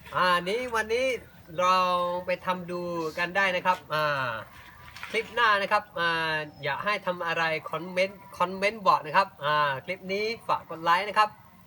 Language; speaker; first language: Thai; non-native, local second language; Malay